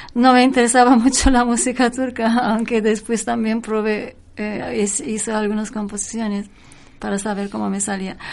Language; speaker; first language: Spanish; non-native, fluent; Turkish